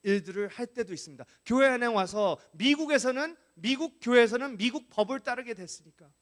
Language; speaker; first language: Korean; non-native, fluent; English